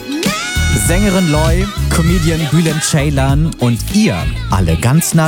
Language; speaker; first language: German; native; German